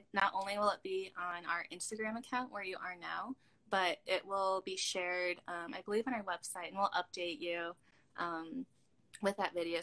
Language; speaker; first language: English; native; English